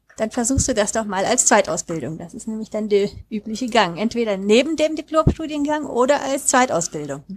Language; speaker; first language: German; native; German